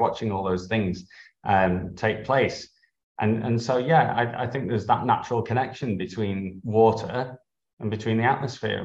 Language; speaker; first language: English; native; English